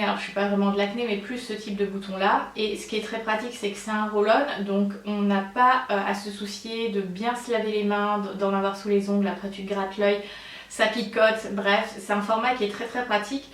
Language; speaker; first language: French; native; French